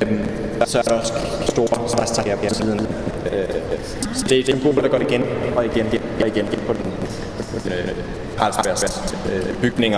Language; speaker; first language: Danish; native; Danish